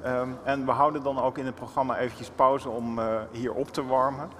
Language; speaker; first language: Dutch; native; Dutch